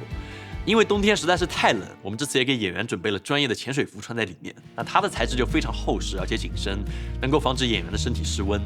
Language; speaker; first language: Chinese; native; Chinese